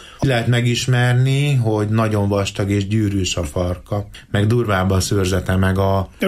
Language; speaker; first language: Hungarian; native; Hungarian